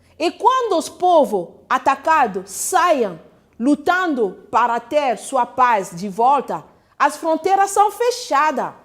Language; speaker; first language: Portuguese; non-native, fluent; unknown